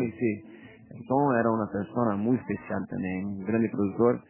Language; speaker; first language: Spanish; non-native, fluent; Portuguese